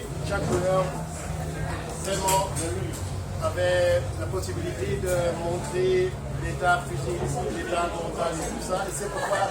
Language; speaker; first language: French; non-native, fluent; German